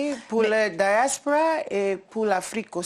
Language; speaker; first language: French; non-native, learner; English